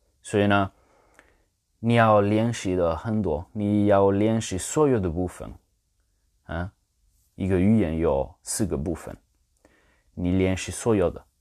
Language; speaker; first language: Chinese; non-native, learner; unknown